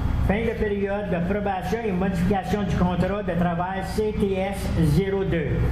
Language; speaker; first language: French; native; French